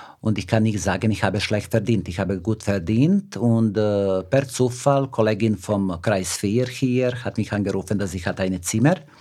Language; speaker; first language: German; non-native, fluent; Serbian